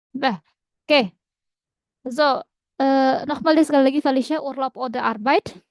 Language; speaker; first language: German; non-native, fluent; Indonesian